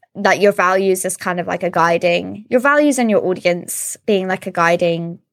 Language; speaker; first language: English; native; English